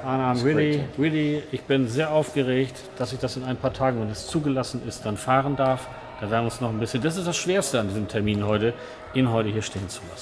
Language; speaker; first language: German; native; German